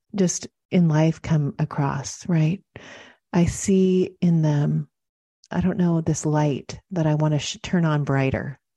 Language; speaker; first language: English; native; English